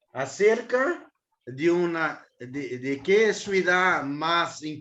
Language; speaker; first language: Spanish; non-native, learner; Portuguese